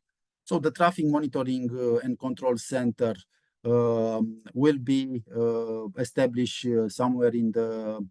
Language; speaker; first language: English; non-native, fluent; Romanian